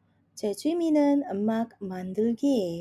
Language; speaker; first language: Korean; non-native, fluent; Indonesian